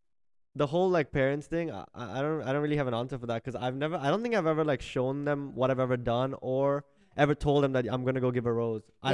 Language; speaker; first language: English; non-native, local second language; Hindi